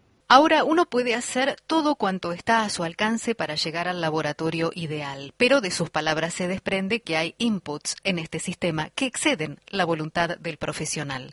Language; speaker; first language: Spanish; native; Spanish